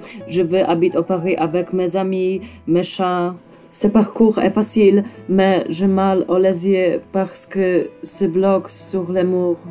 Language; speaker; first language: French; non-native, learner; Polish